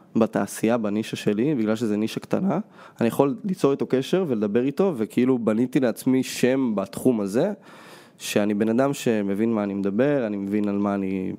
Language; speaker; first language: Hebrew; early bilingual, other home language; Russian